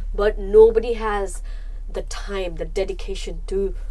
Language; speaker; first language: English; non-native, local second language; Nepali